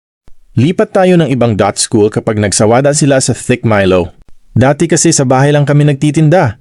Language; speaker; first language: Filipino; native; Filipino